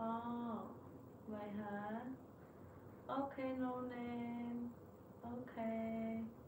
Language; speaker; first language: English; non-native, learner; Vietnamese